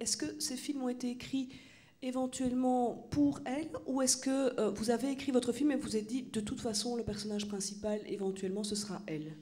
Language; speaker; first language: French; native; French